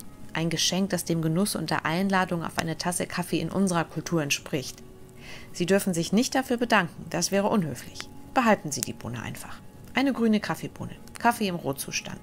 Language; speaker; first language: German; native; German